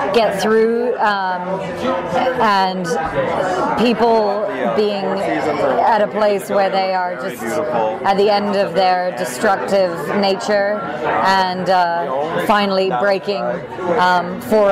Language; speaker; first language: English; native; English